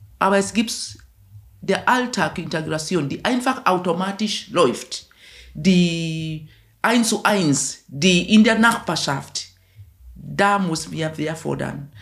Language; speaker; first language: German; non-native, fluent; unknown